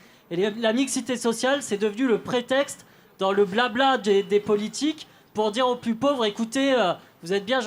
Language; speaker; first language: French; native; French